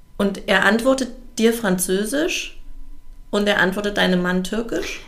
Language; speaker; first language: German; native; German